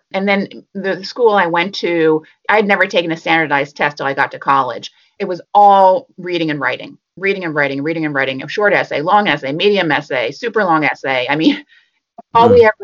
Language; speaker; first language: English; native; English